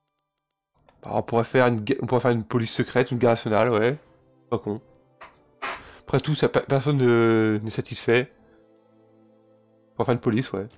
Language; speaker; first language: French; native; French